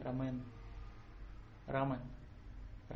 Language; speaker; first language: Japanese; non-native, learner; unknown